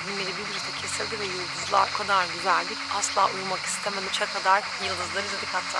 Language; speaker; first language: Turkish; native; Turkish